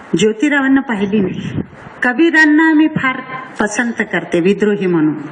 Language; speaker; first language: Marathi; non-native, local second language; Urdu